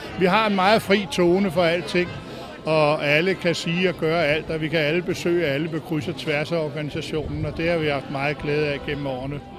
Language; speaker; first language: Danish; native; Danish